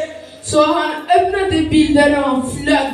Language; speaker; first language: Swedish; early bilingual, other home language; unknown